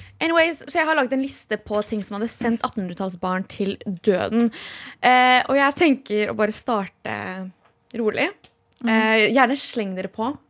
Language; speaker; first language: Norwegian; early bilingual, other home language; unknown